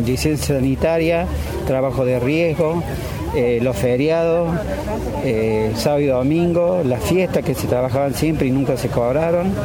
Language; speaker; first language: Spanish; native; Spanish